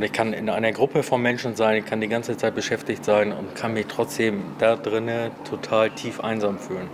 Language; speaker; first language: German; native; German